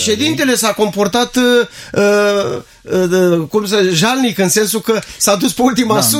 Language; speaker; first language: Romanian; native; Romanian